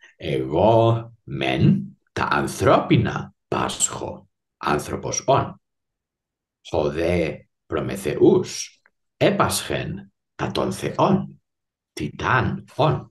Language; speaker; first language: Greek; non-native, fluent; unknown